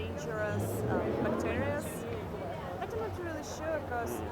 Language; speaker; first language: English; non-native, fluent; Russian